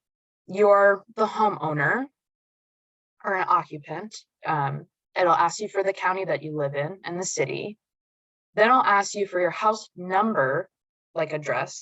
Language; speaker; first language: English; native; English